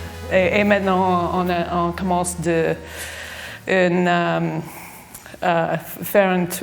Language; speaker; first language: French; non-native, fluent; English